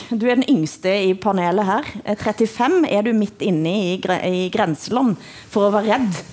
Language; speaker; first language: Norwegian; native; Norwegian